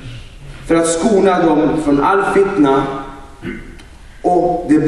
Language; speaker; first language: Swedish; non-native, fluent; Albanian